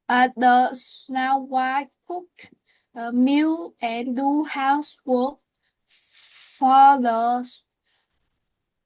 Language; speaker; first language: English; non-native, learner; Vietnamese